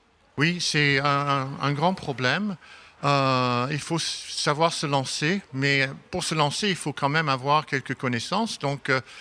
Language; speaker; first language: French; non-native, fluent; English